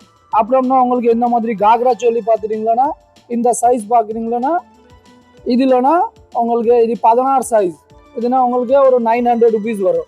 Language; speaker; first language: Tamil; native; Tamil